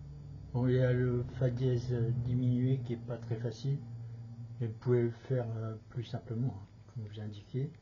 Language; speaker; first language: French; native; French